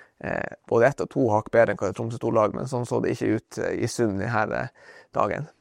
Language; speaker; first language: Norwegian; native; Norwegian